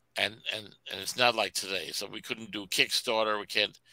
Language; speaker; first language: English; native; English